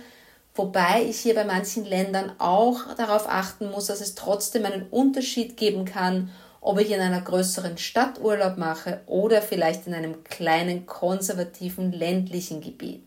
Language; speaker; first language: German; native; German